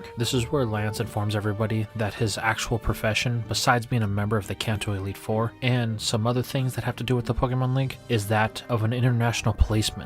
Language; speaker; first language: English; native; English